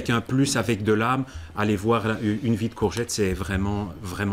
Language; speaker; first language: French; native; French